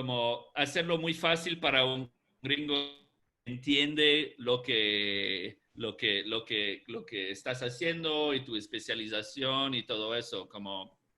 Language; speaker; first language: Spanish; non-native, fluent; English